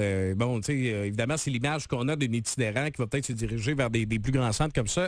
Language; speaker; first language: French; native; French